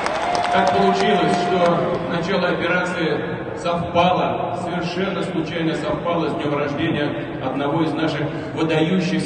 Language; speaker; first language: Russian; native; Russian